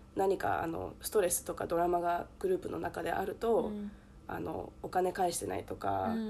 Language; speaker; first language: Japanese; early bilingual, heritage; Japanese